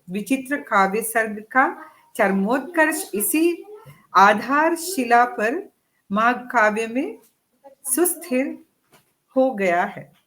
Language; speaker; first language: Hindi; non-native, fluent; Sinhala